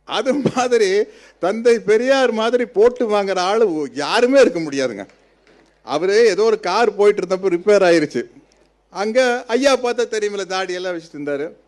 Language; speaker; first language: Tamil; native; Tamil